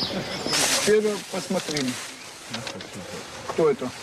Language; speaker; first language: Russian; non-native, learner; French